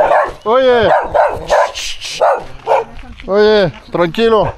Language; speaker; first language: Spanish; non-native, fluent; French